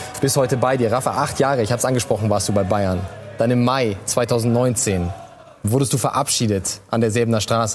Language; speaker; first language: German; native; German